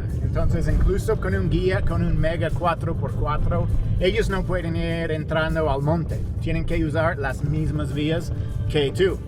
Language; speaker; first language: Spanish; non-native, fluent; English